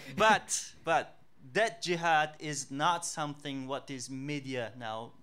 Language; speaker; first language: English; non-native, fluent; Uzbek